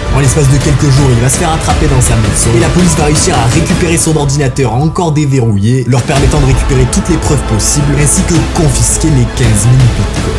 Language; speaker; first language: French; native; French